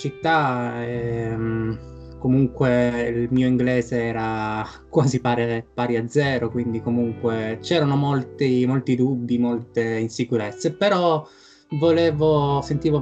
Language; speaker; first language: Italian; native; Italian